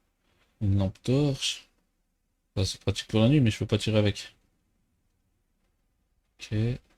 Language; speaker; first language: French; native; French